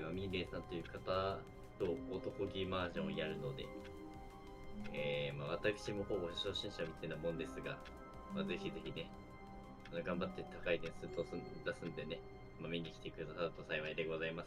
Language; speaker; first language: Japanese; native; Japanese